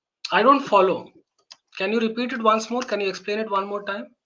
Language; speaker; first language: English; non-native, local second language; Hindi